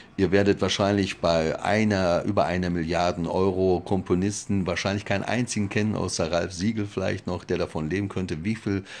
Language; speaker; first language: German; native; German